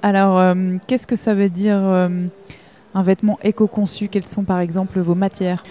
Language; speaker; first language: French; native; French